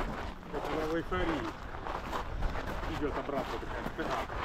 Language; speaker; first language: Italian; non-native, learner; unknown